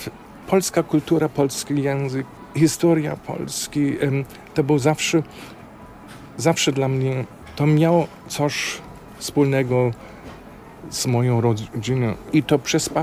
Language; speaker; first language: Polish; non-native, fluent; German